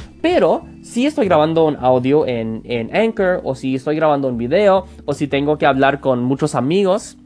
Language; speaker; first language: Spanish; non-native, fluent; English